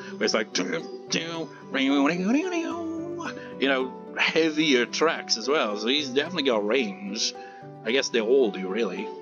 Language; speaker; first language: English; native; English